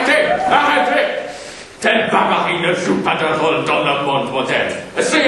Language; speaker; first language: French; non-native, learner; English